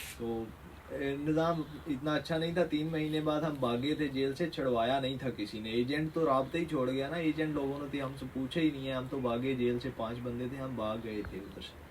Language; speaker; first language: Urdu; non-native, local second language; Punjabi